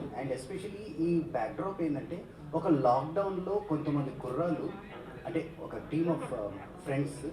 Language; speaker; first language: Telugu; native; Telugu